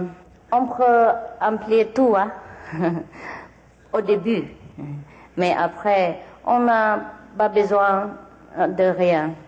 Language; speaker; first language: French; non-native, learner; Vietnamese